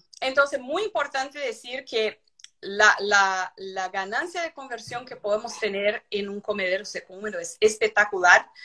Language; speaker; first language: Spanish; non-native, fluent; Portuguese